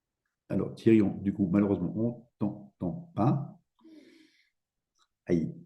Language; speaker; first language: French; native; French